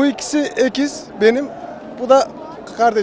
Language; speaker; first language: Turkish; native; Turkish